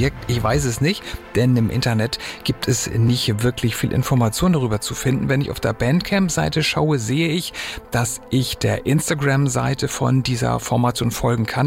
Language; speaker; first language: German; native; German